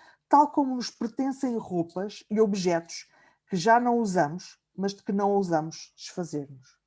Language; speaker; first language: Portuguese; native; Portuguese